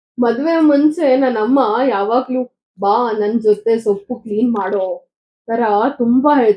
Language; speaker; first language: Kannada; non-native, learner; Marathi